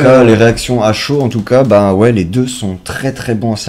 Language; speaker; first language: French; native; French